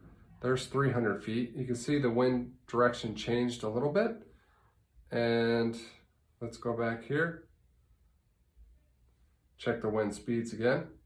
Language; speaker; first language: English; native; English